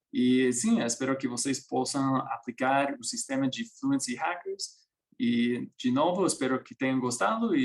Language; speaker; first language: Portuguese; non-native, fluent; English